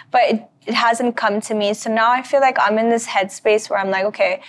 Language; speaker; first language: English; native; English